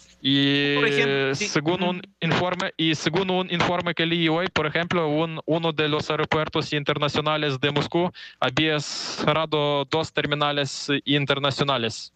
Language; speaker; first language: Spanish; non-native, fluent; Ukrainian